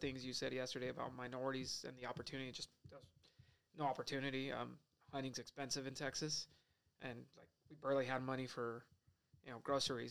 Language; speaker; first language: English; native; English